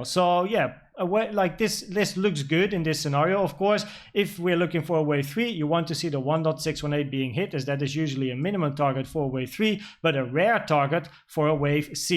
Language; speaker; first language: English; non-native, fluent; Dutch